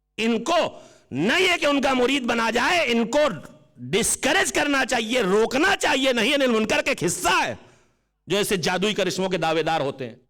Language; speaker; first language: Urdu; native; Urdu